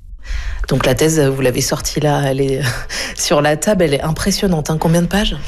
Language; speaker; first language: French; native; French